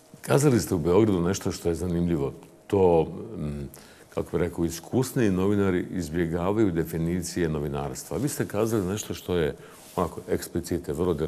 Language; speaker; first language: Bosnian; native; Bosnian